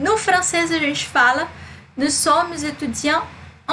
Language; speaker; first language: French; non-native, fluent; Portuguese